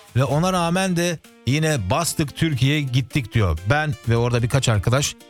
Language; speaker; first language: Turkish; early bilingual, heritage; Turkish